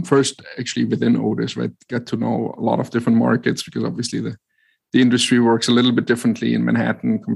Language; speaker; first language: English; non-native, fluent; German